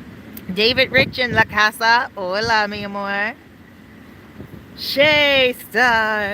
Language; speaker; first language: Spanish; non-native, learner; English